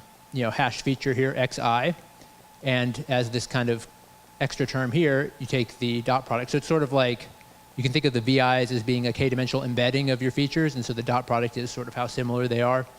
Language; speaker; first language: English; native; English